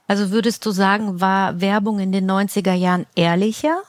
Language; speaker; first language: German; native; German